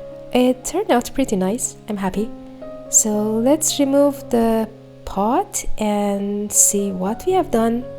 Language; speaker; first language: English; non-native, fluent; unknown